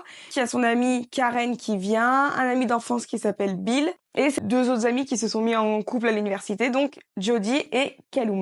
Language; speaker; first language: French; native; French